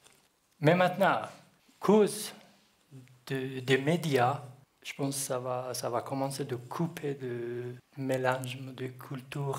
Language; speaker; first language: French; non-native, learner; Kurdish